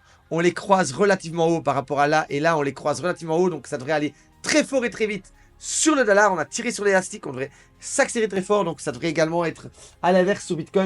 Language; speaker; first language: French; native; French